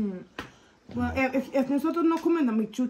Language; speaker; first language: Spanish; non-native, learner; English